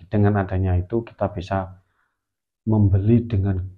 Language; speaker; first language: Indonesian; native; Indonesian